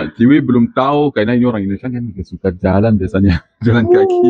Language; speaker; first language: Indonesian; non-native, fluent; Spanish